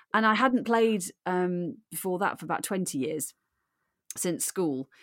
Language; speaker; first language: English; native; English